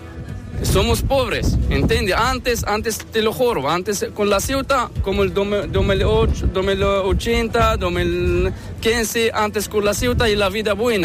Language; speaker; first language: Spanish; non-native, learner; Arabic